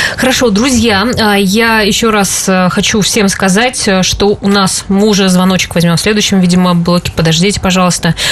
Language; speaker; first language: Russian; native; Russian